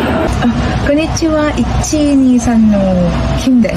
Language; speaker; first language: Japanese; non-native, learner; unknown